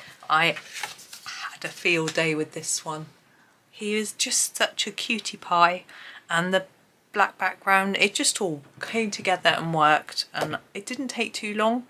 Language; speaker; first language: English; native; English